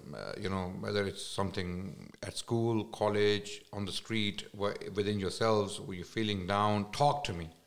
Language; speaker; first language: English; non-native, local second language; Urdu